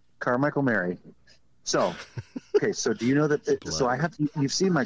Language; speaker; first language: English; native; English